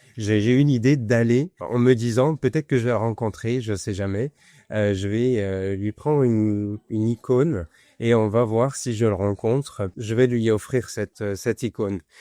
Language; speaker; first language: French; non-native, fluent; Arabic